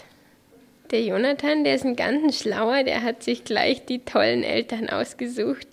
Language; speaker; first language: German; native; German